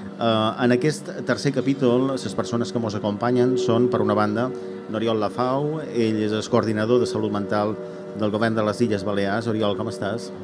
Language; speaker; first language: Catalan; native; Catalan